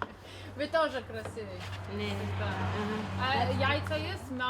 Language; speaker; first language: Russian; non-native, learner; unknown